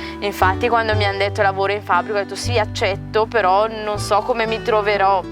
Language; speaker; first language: Italian; early bilingual, other home language; Punjabi